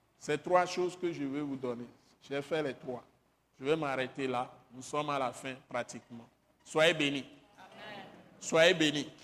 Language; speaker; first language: French; non-native, local second language; Ewe